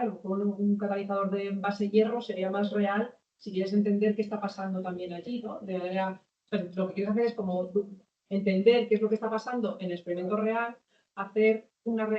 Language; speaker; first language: Spanish; native; Spanish